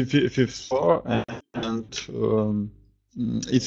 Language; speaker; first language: English; non-native, learner; Russian